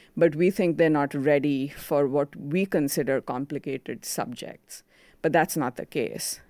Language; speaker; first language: English; non-native, local second language; Konkani